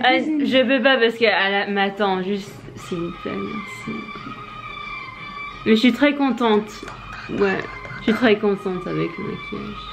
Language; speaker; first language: French; non-native, learner; English